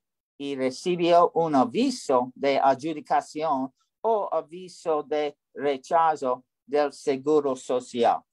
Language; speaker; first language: Spanish; non-native, learner; English